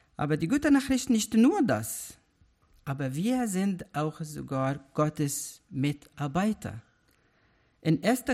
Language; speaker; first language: German; non-native, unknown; Arabic